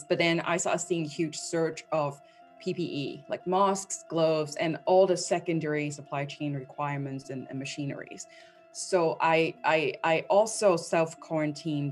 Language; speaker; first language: English; non-native, local second language; Cantonese